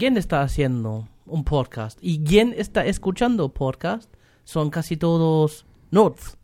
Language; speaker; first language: Spanish; non-native, fluent; German